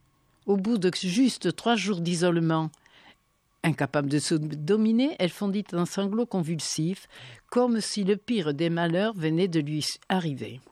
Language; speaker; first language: French; native; French